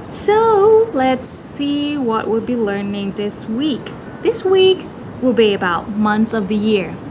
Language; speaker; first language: English; non-native, fluent; Thai